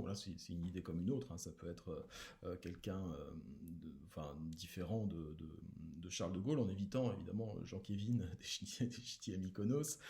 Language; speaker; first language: French; native; French